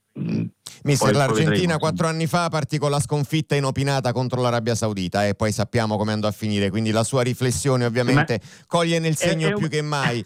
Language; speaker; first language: Italian; native; Italian